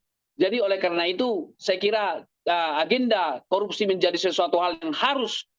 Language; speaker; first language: Indonesian; native; Indonesian